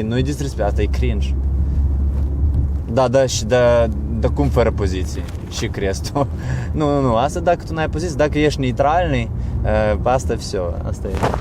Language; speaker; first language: Romanian; non-native, learner; Ukrainian